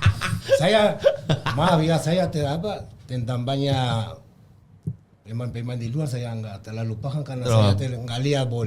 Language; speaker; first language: Indonesian; non-native, learner; Spanish